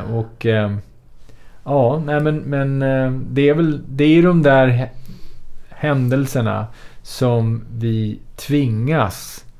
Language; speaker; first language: Swedish; native; Swedish